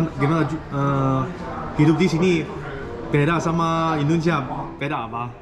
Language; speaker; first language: Indonesian; non-native, learner; Chinese